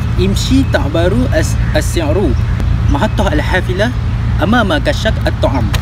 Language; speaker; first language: Arabic; non-native, learner; Malay